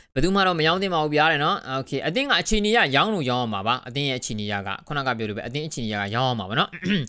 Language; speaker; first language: Burmese; native; Burmese